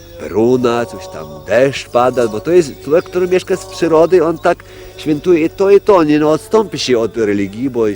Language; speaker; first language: Polish; non-native, local second language; Ukrainian